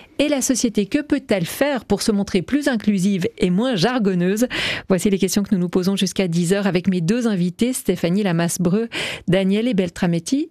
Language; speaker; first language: French; native; French